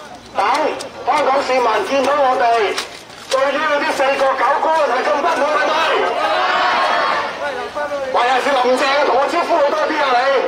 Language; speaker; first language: Chinese; native; Chinese